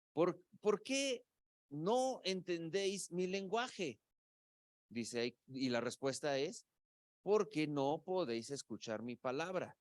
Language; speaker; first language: Spanish; native; Spanish